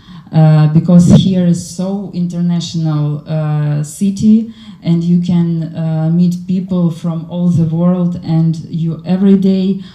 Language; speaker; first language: English; non-native, learner; Ukrainian